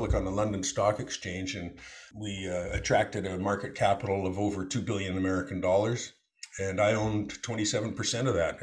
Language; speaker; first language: English; native; English